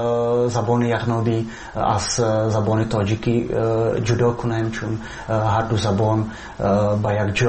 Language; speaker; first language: Persian; non-native, fluent; Czech